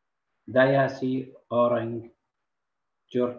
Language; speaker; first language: Indonesian; non-native, learner; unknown